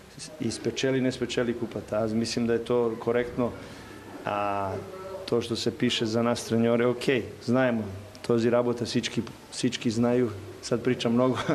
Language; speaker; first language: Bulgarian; non-native, learner; Serbian